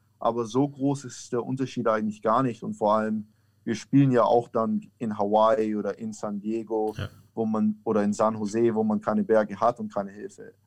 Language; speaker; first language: German; native; German